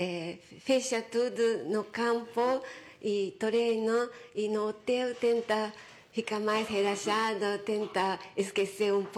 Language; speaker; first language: Portuguese; non-native, fluent; Japanese